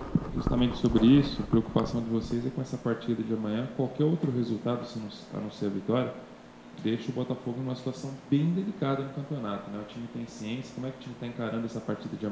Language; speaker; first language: Portuguese; native; Portuguese